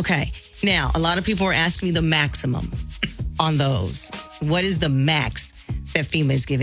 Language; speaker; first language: English; native; English